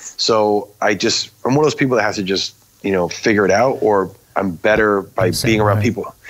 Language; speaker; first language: English; native; English